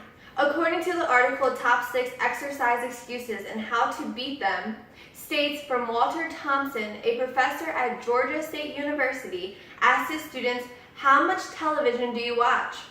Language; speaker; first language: English; native; English